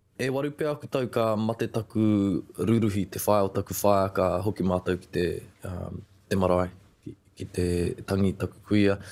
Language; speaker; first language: Māori; non-native, local second language; English